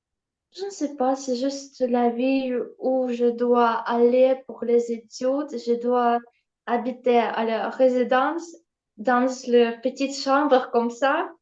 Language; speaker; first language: French; non-native, learner; Ukrainian